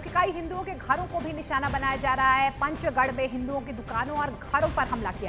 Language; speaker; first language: Hindi; native; Hindi